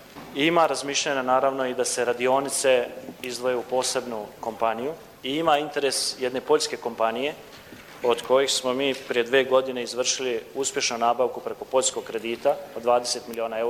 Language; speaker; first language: Croatian; native; Croatian